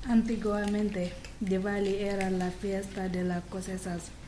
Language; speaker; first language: Spanish; non-native, learner; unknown